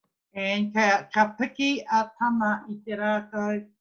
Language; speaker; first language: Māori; non-native, fluent; English